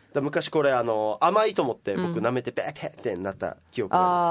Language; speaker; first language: Japanese; native; Japanese